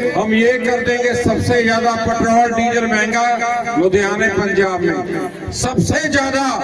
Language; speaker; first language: Urdu; non-native, local second language; Punjabi